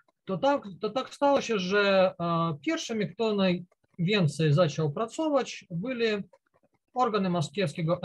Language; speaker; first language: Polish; non-native, learner; Ukrainian